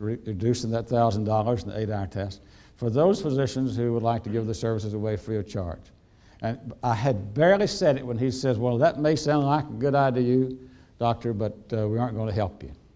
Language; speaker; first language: English; native; English